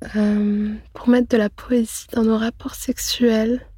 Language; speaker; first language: French; non-native, local second language; Arabic